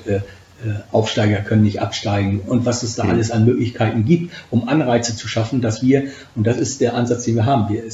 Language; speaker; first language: German; native; German